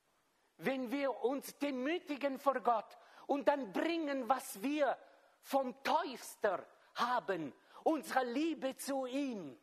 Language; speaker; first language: German; non-native, fluent; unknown